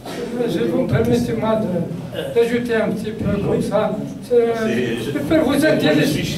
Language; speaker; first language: French; non-native, local second language; Kabyle